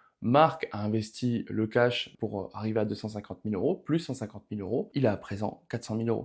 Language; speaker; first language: French; native; French